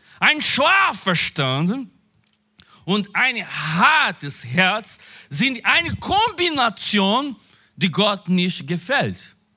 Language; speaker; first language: German; non-native, learner; Portuguese